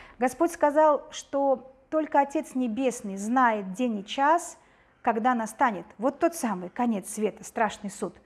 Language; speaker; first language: Russian; native; Russian